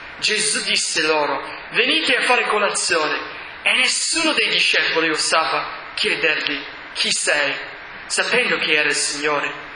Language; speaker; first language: Italian; non-native, fluent; English